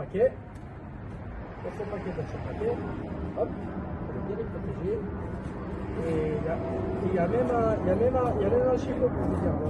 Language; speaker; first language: French; native; French